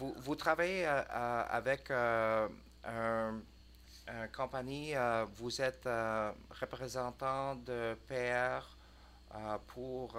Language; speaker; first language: French; non-native, learner; English